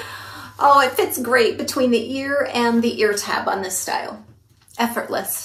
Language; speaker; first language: English; native; English